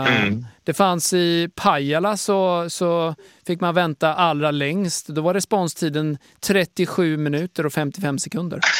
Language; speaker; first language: Swedish; native; Swedish